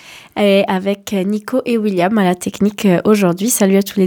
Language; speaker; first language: French; native; French